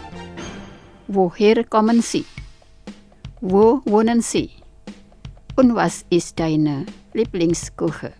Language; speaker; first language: German; non-native, fluent; Indonesian